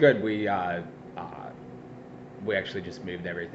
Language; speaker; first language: English; native; English